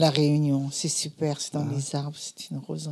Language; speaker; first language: French; native; French